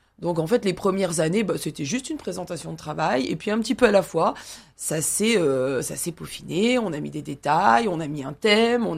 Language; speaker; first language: French; native; French